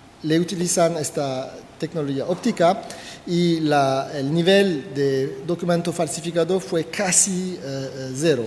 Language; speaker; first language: Spanish; non-native, fluent; French